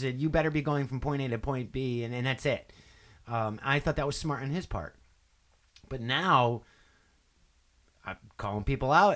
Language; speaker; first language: English; native; English